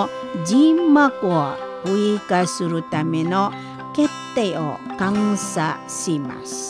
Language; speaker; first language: Japanese; non-native, fluent; Indonesian